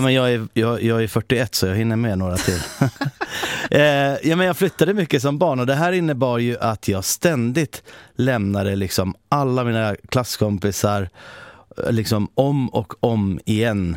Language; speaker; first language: Swedish; native; Swedish